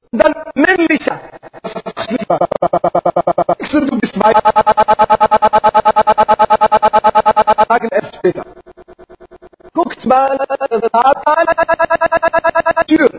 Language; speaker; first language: German; non-native, learner; Arabic